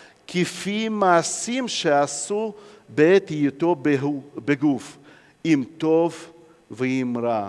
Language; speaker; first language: Hebrew; non-native, fluent; Russian